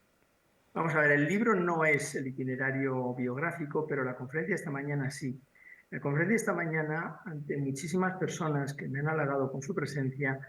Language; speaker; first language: Spanish; native; Spanish